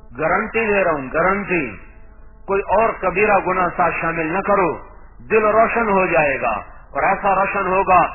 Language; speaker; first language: Urdu; non-native, local second language; Punjabi